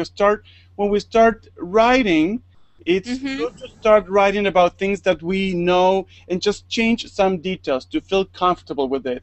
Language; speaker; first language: English; non-native, fluent; Spanish